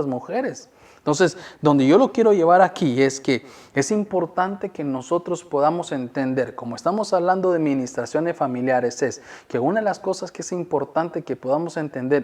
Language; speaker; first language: Spanish; native; Spanish